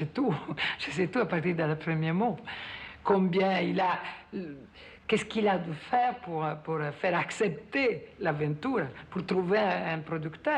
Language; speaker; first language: French; non-native, fluent; Italian